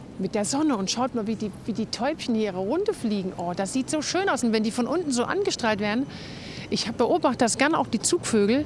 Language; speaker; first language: German; native; German